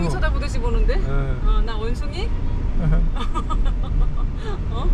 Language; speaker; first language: Korean; native; Korean